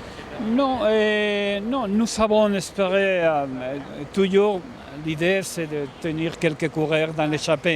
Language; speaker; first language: French; non-native, learner; Spanish